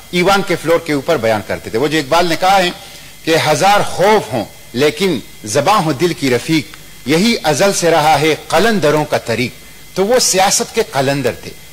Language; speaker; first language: Urdu; non-native, local second language; Pashto